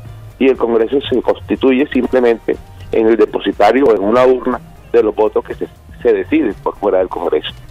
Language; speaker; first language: Spanish; native; Spanish